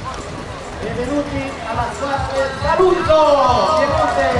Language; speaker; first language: Italian; non-native, fluent; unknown